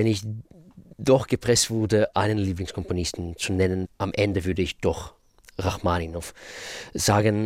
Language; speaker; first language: German; non-native, fluent; Russian